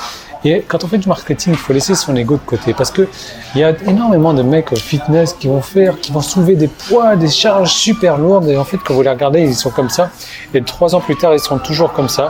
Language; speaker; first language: French; native; French